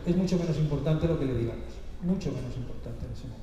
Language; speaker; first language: Spanish; native; Spanish